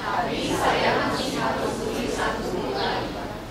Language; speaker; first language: Indonesian; non-native, learner; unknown